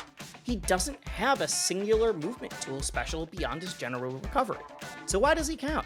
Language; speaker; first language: English; native; English